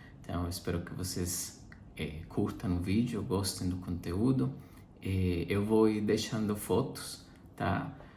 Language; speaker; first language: Portuguese; non-native, fluent; Spanish